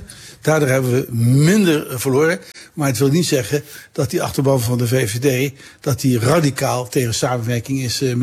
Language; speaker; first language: Dutch; native; Dutch